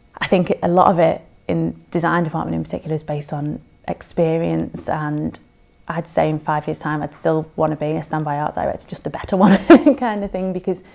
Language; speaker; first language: English; native; English